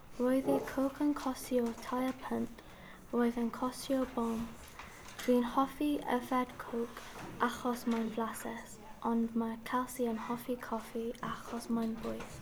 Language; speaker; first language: Welsh; non-native, learner; English